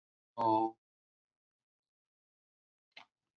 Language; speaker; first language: Spanish; native; Spanish